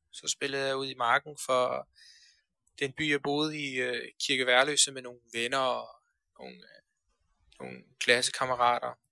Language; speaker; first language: Danish; early bilingual, other home language; Persian